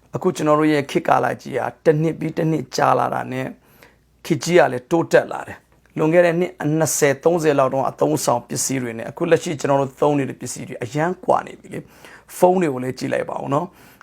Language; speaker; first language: Burmese; non-native, local second language; Hakha Chin